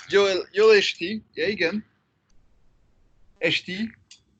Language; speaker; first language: Hungarian; non-native, learner; French